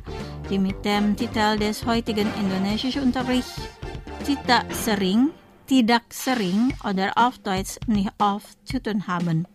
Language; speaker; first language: German; non-native, fluent; Indonesian